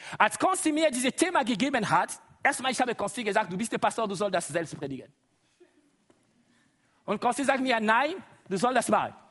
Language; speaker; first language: German; non-native, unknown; Lingala